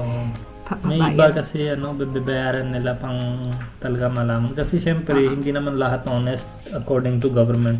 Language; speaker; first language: Filipino; non-native, learner; Punjabi